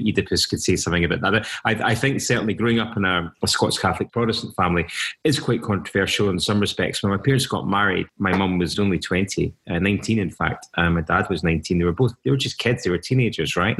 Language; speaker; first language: English; native; English